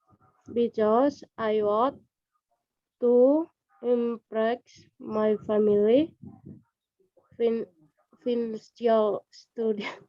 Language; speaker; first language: English; non-native, learner; Indonesian